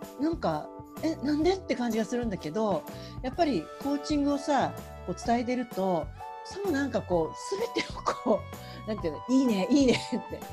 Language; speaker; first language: Japanese; native; Japanese